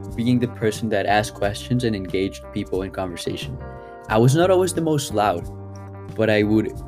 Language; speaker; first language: English; early bilingual, other home language; Spanish